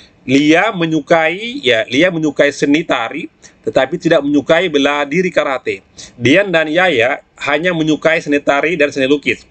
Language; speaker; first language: Indonesian; native; Indonesian